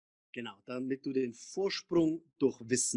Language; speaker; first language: German; native; German